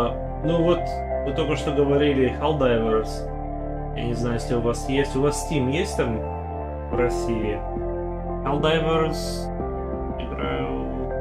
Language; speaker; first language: Russian; early bilingual, heritage; Russian